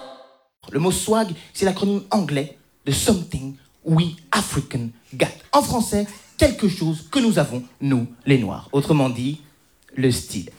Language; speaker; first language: French; native; French